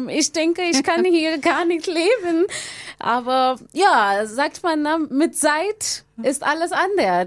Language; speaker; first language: German; non-native, learner; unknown